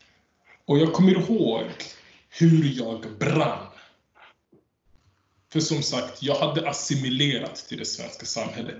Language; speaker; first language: Swedish; early bilingual, other home language; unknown